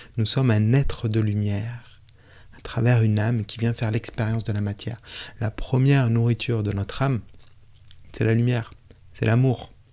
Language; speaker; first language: French; native; French